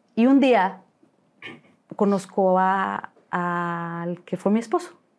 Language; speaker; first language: Spanish; native; Spanish